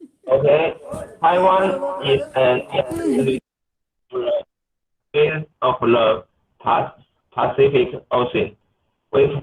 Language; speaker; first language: English; non-native, learner; Chinese